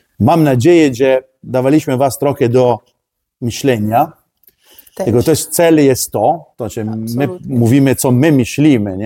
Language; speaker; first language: Polish; non-native, learner; Italian